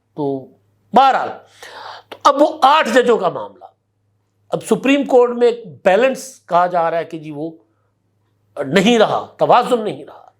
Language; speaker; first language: Urdu; non-native, local second language; Sindhi